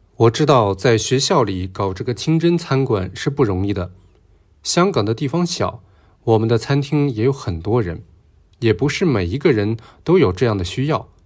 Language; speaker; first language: Chinese; non-native, local second language; Cantonese